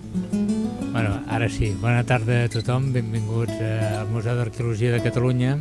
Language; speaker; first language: Catalan; native; Catalan